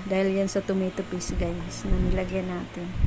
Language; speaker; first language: Filipino; native; Filipino